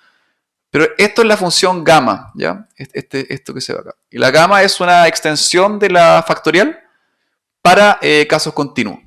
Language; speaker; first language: Spanish; native; Spanish